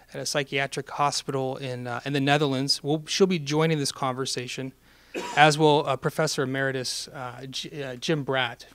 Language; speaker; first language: English; native; English